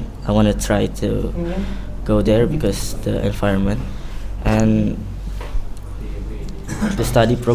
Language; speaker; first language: English; non-native, learner; Indonesian